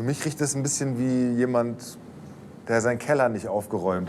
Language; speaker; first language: German; native; German